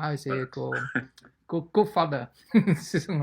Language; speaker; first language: French; non-native, fluent; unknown